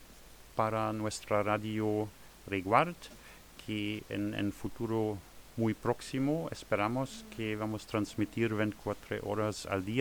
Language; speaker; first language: Spanish; non-native, learner; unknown